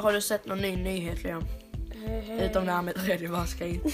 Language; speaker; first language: Swedish; native; Swedish